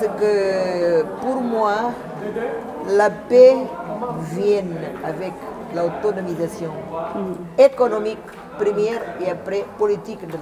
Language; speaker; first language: French; non-native, fluent; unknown